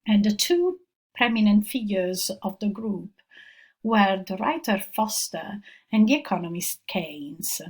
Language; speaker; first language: English; non-native, fluent; Italian